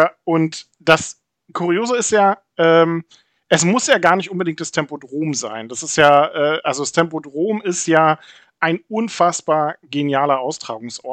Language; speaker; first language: German; native; German